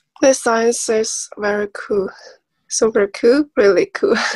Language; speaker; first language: English; non-native, learner; Chinese